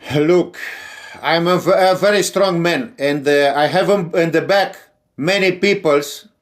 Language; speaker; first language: English; non-native, learner; Romanian